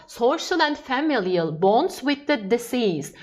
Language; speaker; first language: English; non-native, fluent; Turkish